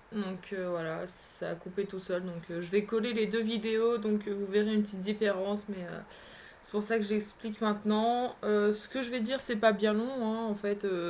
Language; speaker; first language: French; early bilingual, other home language; Polish